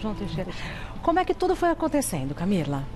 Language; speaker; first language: Portuguese; native; Portuguese